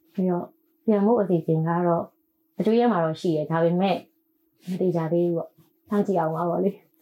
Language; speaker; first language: Burmese; native; Burmese